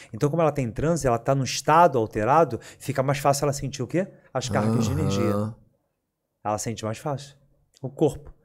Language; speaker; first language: Portuguese; native; Portuguese